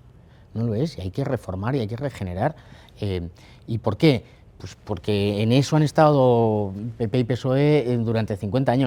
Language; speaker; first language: Spanish; native; Spanish